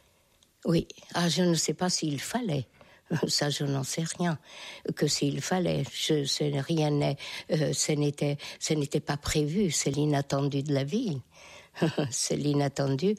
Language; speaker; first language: French; non-native, fluent; Hungarian